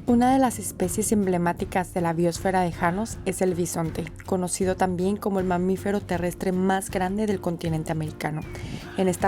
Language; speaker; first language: Spanish; native; Spanish